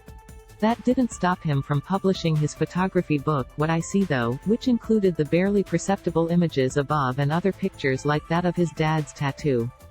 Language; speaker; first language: English; native; English